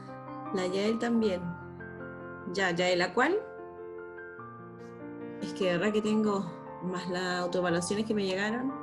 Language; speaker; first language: Spanish; native; Spanish